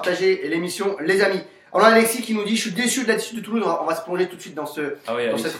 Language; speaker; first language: French; native; French